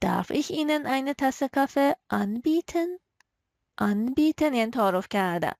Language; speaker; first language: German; non-native, fluent; Persian